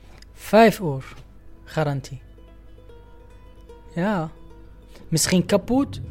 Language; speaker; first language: Dutch; non-native, learner; Arabic